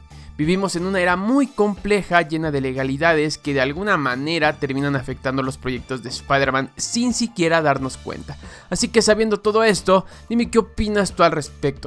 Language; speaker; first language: Spanish; native; Spanish